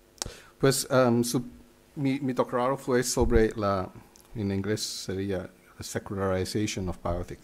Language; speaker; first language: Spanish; non-native, fluent; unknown